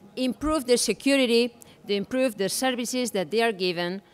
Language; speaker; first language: English; non-native, learner; Spanish